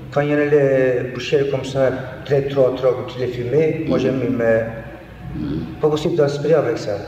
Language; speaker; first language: French; non-native, learner; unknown